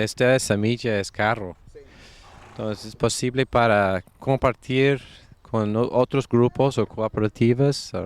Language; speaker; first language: Spanish; non-native, learner; English